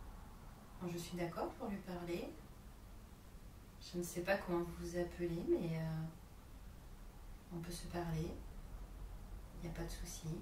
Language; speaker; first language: French; native; French